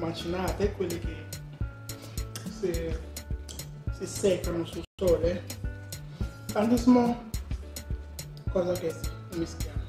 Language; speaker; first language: Italian; non-native, learner; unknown